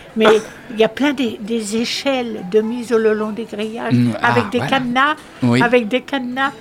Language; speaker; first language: French; native; French